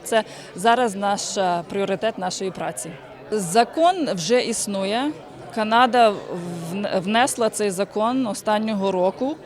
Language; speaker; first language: Ukrainian; early bilingual, heritage; Ukrainian